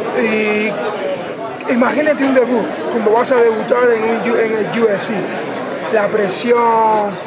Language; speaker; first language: Spanish; native; Spanish